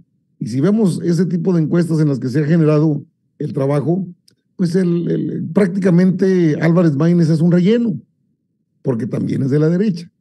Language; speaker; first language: Spanish; native; Spanish